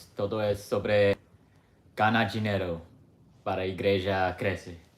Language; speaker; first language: Portuguese; non-native, learner; English